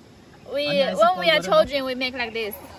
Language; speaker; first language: English; non-native, learner; Chinese